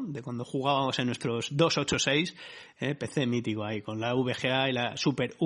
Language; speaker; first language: Spanish; native; Spanish